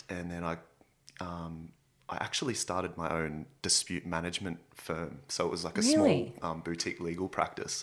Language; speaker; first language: English; native; English